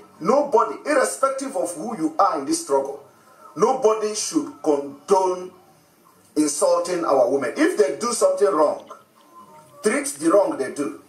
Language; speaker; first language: English; non-native, local second language; Igbo